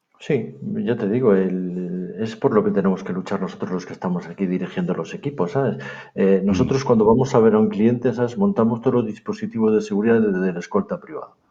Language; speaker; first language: Spanish; native; Spanish